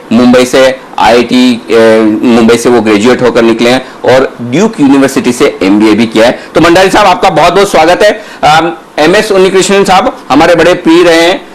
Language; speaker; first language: Hindi; native; Hindi